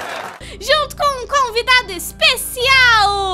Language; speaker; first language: Portuguese; native; Portuguese